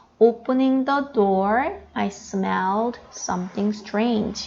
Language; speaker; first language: English; non-native, fluent; Korean